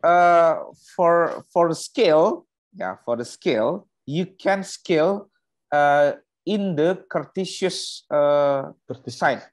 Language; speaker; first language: English; non-native, learner; Indonesian